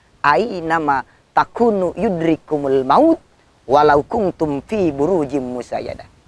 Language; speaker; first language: Indonesian; non-native, local second language; Sundanese